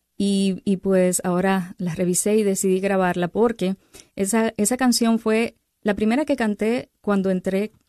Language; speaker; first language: Spanish; native; Spanish